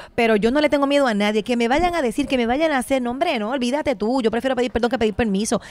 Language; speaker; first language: Spanish; native; Spanish